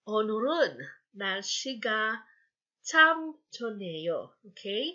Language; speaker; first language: Korean; non-native, fluent; Filipino